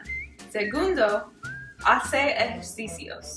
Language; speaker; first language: Spanish; non-native, learner; English